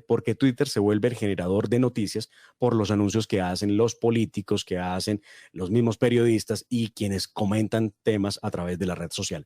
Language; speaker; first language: Spanish; native; Spanish